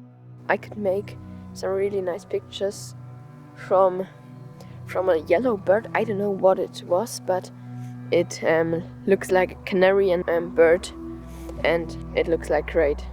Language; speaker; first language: English; non-native, learner; German